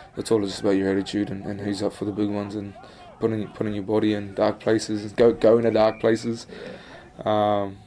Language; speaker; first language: English; native; English